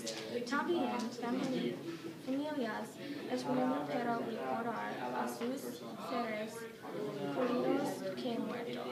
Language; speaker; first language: Spanish; non-native, learner; English